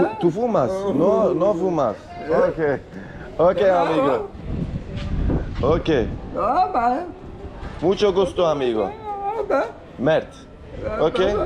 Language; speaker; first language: Spanish; non-native, learner; Turkish